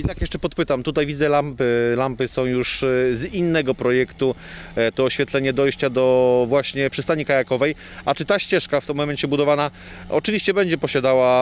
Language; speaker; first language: Polish; native; Polish